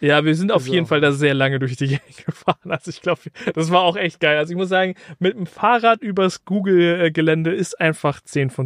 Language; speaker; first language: German; native; German